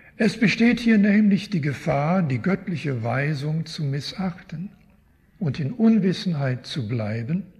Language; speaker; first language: German; early bilingual, heritage; German